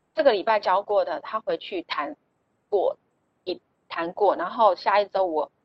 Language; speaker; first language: Chinese; native; Chinese